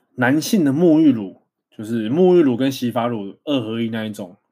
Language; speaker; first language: Chinese; native; Chinese